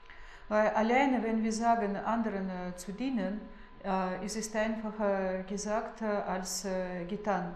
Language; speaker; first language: German; non-native, fluent; Russian